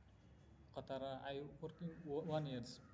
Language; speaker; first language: English; non-native, learner; Nepali